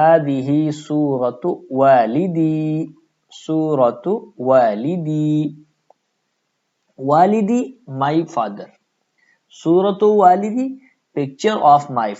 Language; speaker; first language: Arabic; non-native, fluent; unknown